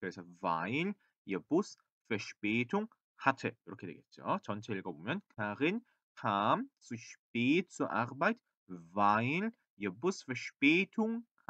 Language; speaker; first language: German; non-native, fluent; Korean